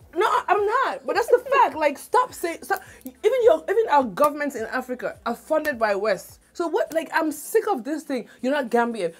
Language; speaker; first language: English; non-native, local second language; Wolof